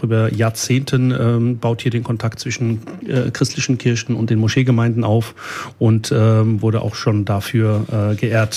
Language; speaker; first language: German; early bilingual, other home language; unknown